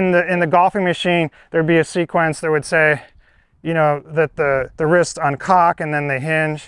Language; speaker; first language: English; native; English